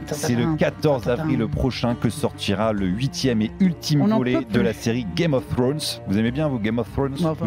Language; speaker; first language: French; native; French